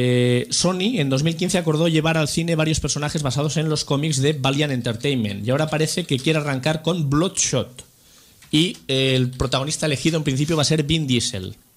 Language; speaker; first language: Spanish; native; Spanish